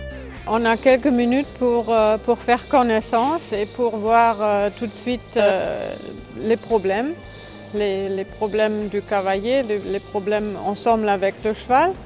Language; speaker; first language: French; non-native, fluent; German